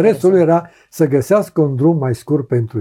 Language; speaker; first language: Romanian; native; Romanian